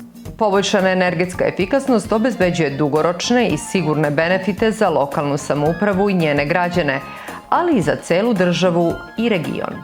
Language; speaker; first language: Serbian; native; Serbian